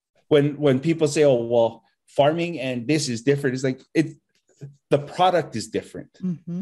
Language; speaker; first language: English; native; English